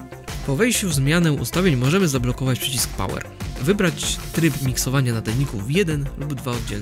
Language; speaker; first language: Polish; native; Polish